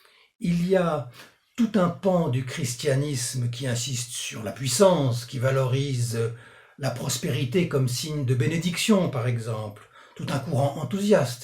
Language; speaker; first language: French; native; French